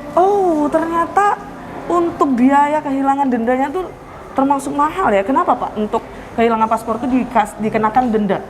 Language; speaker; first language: Indonesian; native; Indonesian